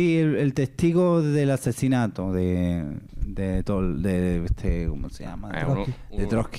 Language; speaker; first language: Spanish; native; Spanish